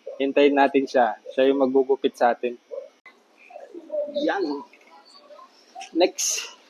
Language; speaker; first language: Filipino; native; Filipino